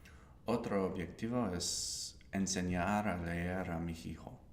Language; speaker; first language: Spanish; non-native, learner; English